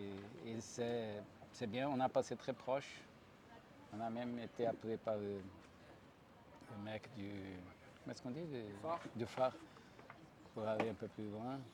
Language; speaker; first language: French; non-native, fluent; Portuguese